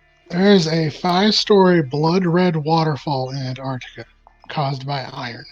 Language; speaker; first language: English; native; English